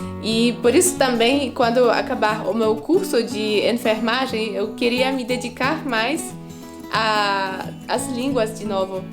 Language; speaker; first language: Portuguese; non-native, fluent; Polish